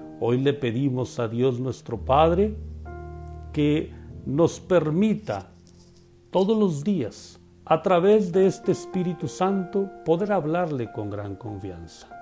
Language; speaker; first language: Spanish; native; Spanish